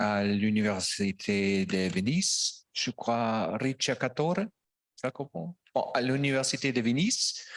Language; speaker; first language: French; non-native, fluent; Italian